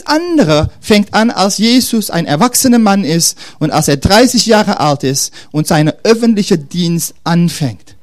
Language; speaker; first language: German; non-native, fluent; Dutch